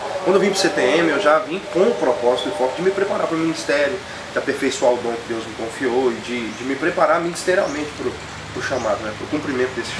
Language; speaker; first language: Portuguese; native; Portuguese